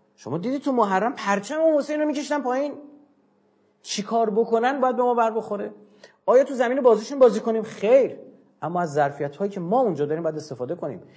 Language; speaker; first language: Persian; non-native, local second language; Azerbaijani